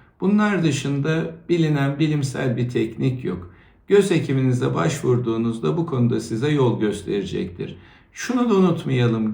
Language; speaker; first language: Turkish; native; Turkish